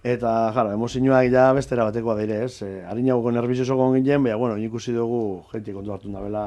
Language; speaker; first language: Basque; native; Basque